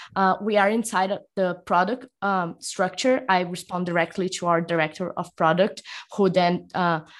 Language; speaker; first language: English; non-native, fluent; Portuguese